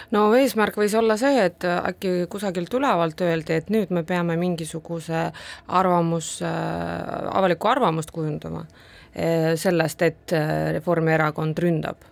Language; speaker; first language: Estonian; non-native, local second language; Russian